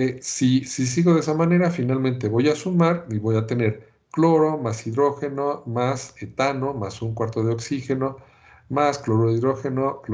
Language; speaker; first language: Spanish; native; Spanish